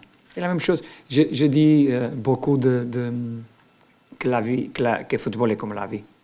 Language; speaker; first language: French; non-native, learner; Portuguese